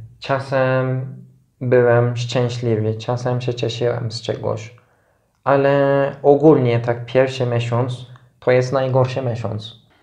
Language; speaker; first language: Polish; non-native, fluent; Turkish